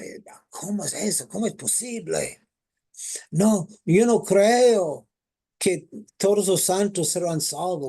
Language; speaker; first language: Spanish; non-native, fluent; English